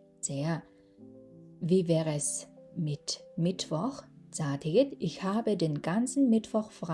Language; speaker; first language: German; non-native, fluent; Mongolian